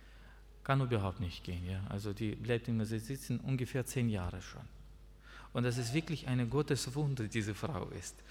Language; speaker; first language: German; non-native, learner; Russian